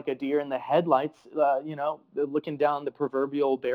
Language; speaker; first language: English; native; English